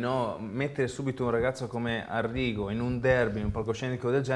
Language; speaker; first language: Italian; native; Italian